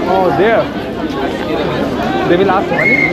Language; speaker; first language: English; non-native, fluent; Hindi